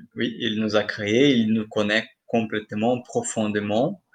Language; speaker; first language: French; non-native, fluent; Portuguese